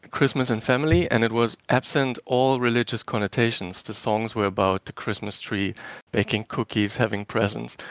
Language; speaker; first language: English; non-native, fluent; German